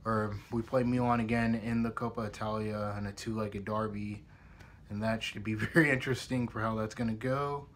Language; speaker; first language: English; native; English